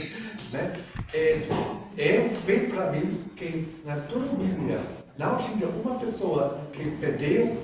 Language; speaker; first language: Portuguese; non-native, learner; German